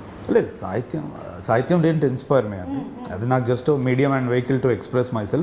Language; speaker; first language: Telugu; native; Telugu